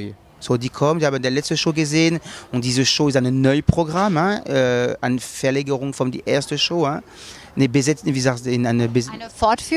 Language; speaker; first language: German; non-native, learner; French